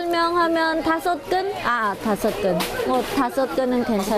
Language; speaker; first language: Korean; non-native, fluent; Khmer